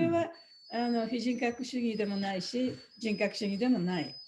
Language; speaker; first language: Japanese; native; Japanese